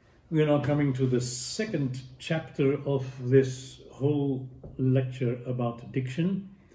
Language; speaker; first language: English; non-native, fluent; Dutch